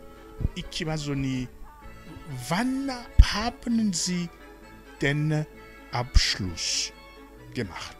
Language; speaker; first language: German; non-native, fluent; Rundi